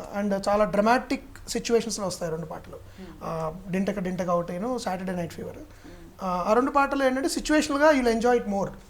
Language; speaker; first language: Telugu; native; Telugu